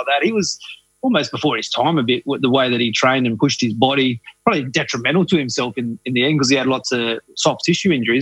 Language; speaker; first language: English; native; English